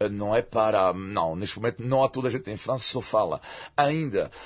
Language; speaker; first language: Portuguese; non-native, fluent; French